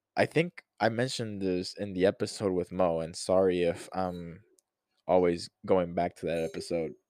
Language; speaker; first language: English; non-native, fluent; Spanish